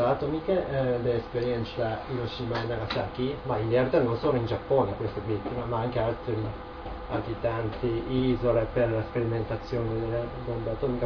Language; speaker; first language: Italian; non-native, learner; Japanese